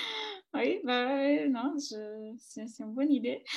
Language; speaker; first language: French; non-native, fluent; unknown